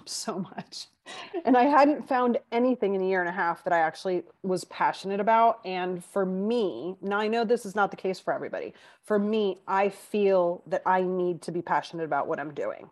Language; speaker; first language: English; non-native, fluent; Spanish